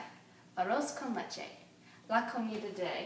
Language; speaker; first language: Spanish; non-native, learner; English